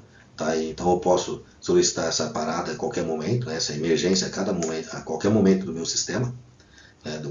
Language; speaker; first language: Portuguese; native; Portuguese